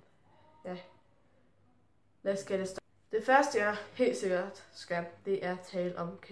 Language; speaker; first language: Danish; early bilingual, heritage; Danish